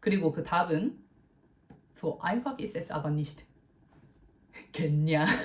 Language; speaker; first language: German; non-native, fluent; Korean